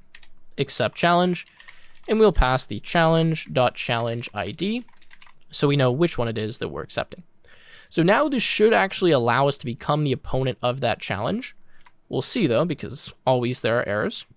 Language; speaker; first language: English; native; English